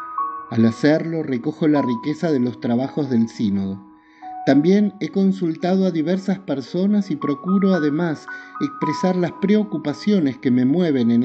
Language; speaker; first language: Spanish; native; Spanish